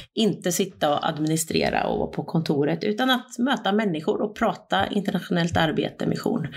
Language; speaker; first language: Swedish; native; Swedish